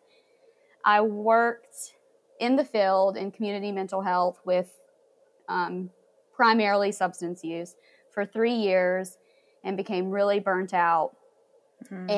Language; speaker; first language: English; native; English